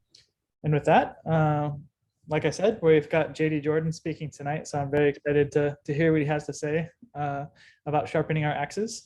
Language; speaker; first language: English; native; English